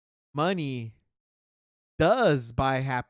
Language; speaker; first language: English; native; English